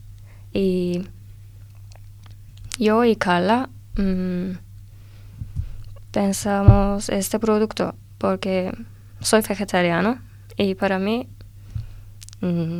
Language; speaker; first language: Spanish; non-native, learner; Turkish